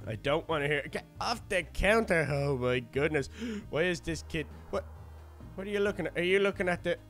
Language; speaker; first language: English; native; English